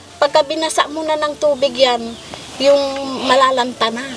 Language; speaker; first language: Filipino; non-native, local second language; Pangasinan